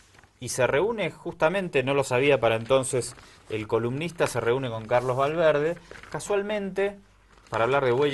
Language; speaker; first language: Spanish; native; Spanish